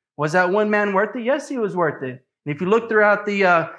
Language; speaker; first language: English; native; English